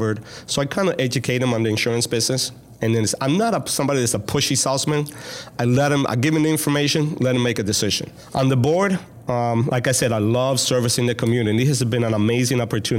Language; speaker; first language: English; early bilingual, other home language; Spanish